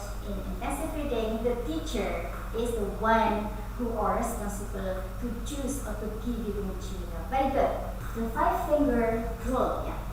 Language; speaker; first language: English; non-native, fluent; Indonesian